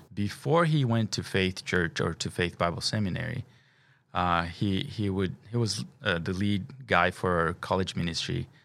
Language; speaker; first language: English; non-native, fluent; Portuguese